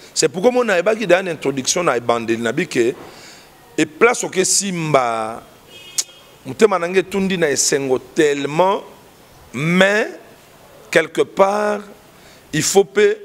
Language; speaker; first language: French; non-native, local second language; Lingala